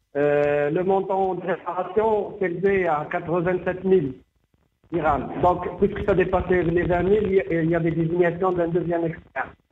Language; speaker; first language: French; non-native, local second language; Arabic